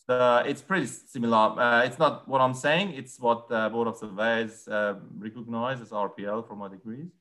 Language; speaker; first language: English; non-native, fluent; Persian